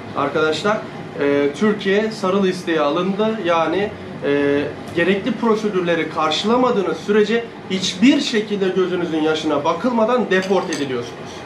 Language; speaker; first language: Turkish; native; Turkish